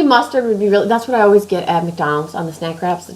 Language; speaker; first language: English; native; English